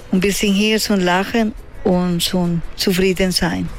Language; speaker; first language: German; non-native, learner; Spanish